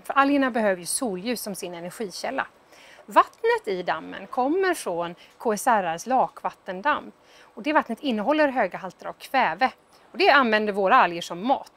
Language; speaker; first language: Swedish; native; Swedish